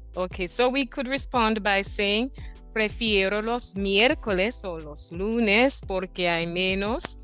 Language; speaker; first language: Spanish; non-native, fluent; English